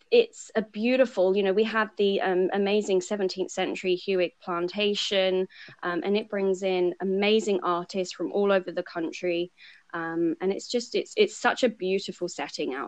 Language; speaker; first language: English; native; English